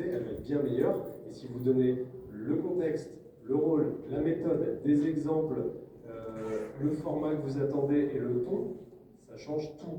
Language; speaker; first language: French; native; French